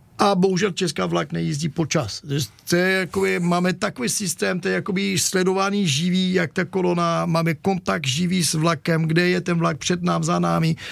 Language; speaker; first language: Czech; non-native, learner; French